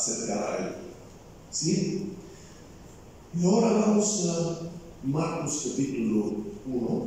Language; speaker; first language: Spanish; non-native, fluent; Bulgarian